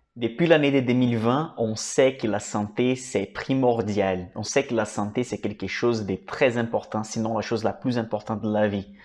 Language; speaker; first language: French; non-native, fluent; Portuguese